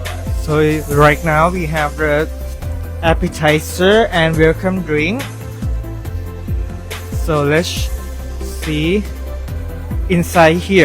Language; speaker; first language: English; non-native, learner; Thai